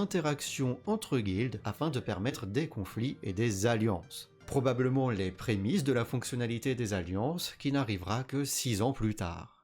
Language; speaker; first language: French; native; French